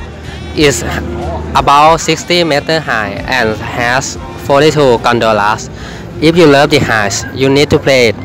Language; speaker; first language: English; non-native, learner; Thai